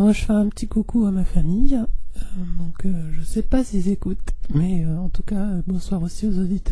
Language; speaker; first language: French; non-native, learner; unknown